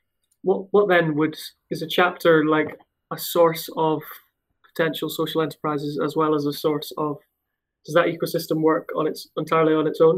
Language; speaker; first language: English; native; English